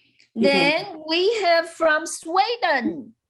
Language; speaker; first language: English; non-native, fluent; Chinese